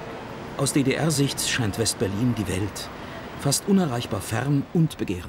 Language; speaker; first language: German; native; German